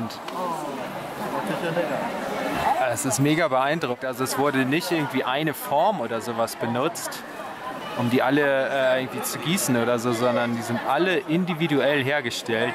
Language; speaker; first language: German; native; German